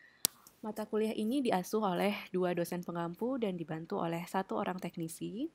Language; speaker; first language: Indonesian; native; Indonesian